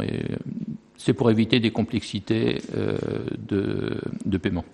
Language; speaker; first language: French; native; French